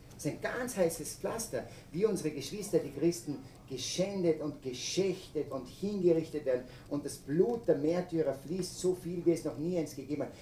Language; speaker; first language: German; native; German